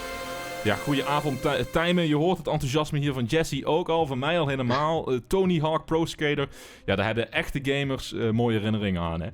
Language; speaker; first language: Dutch; native; Dutch